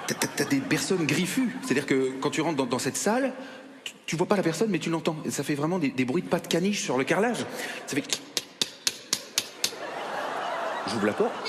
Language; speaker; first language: French; native; French